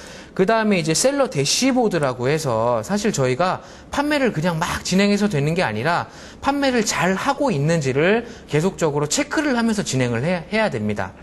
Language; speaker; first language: Korean; native; Korean